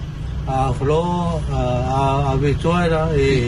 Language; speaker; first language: Spanish; non-native, learner; Chinese